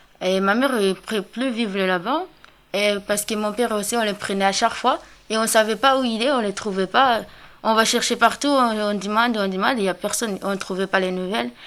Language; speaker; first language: French; non-native, learner; Kinyarwanda